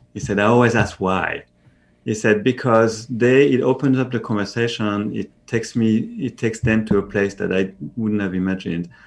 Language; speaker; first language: English; non-native, fluent; French